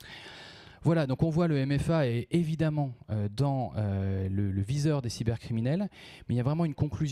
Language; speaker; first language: French; native; French